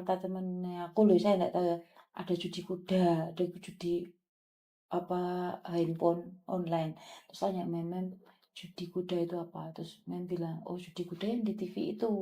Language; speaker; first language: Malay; non-native, local second language; Javanese